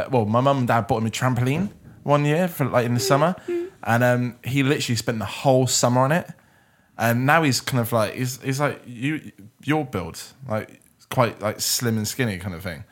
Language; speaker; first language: English; native; English